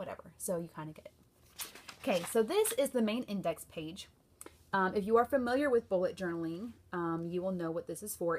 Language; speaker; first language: English; native; English